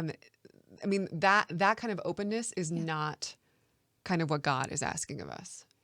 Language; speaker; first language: English; native; English